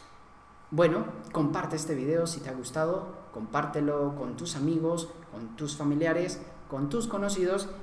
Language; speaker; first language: Spanish; native; Spanish